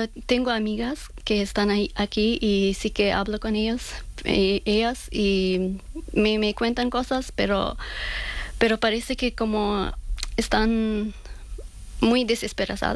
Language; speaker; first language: Spanish; non-native, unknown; Persian